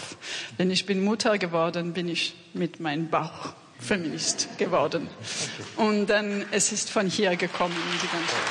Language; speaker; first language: German; non-native, fluent; French